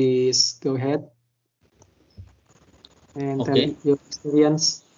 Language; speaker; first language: English; non-native, learner; Indonesian